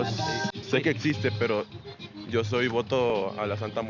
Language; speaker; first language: Spanish; native; Spanish